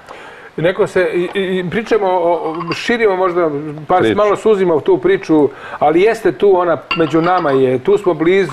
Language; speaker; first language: Croatian; native; Croatian